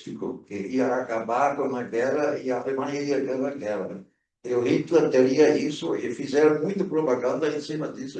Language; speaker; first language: Portuguese; early bilingual, other home language; German